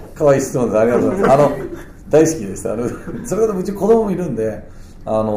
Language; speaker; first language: Japanese; non-native, fluent; Danish